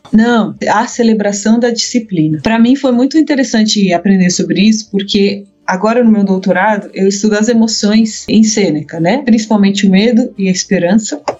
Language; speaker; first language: Portuguese; early bilingual, heritage; Portuguese